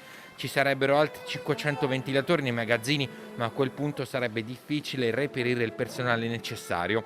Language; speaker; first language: Italian; native; Italian